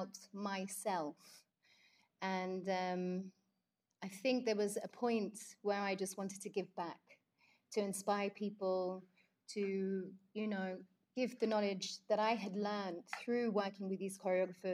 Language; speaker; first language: English; native; English